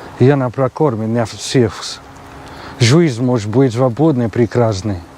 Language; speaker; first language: Russian; non-native, learner; English